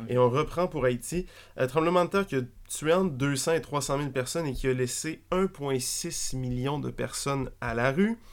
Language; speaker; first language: French; native; French